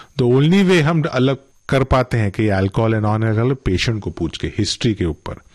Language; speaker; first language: Hindi; non-native, local second language; Gujarati